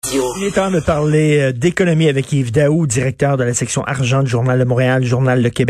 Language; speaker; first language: French; native; French